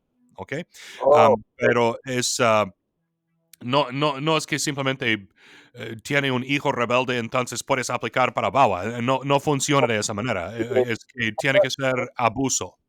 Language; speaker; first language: Spanish; non-native, fluent; English